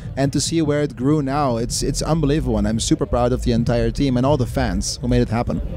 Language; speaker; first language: English; non-native, fluent; Dutch